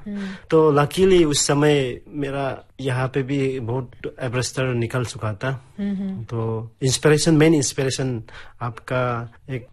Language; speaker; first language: Hindi; non-native, local second language; Adi